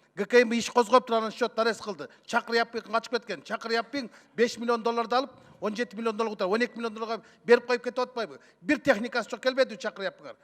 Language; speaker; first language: Kyrgyz; native; Kyrgyz